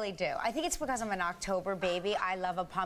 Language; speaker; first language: English; native; English